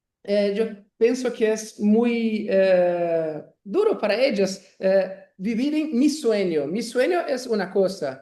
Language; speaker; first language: Spanish; non-native, learner; Portuguese